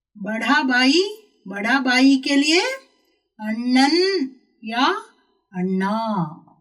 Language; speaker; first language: Hindi; non-native, local second language; Tamil